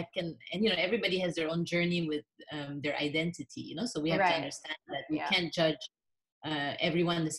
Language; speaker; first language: English; non-native, local second language; French